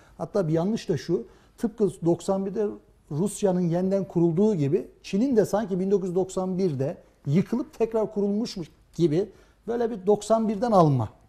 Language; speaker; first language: Turkish; native; Turkish